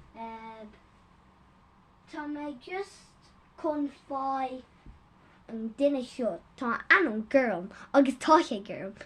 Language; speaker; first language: Irish; non-native, learner; English